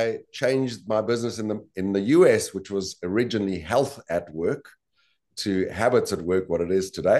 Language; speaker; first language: English; native; English